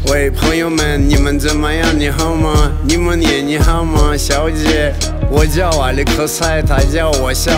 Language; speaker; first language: Chinese; non-native, learner; Russian